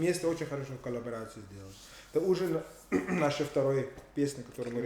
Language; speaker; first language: Russian; non-native, learner; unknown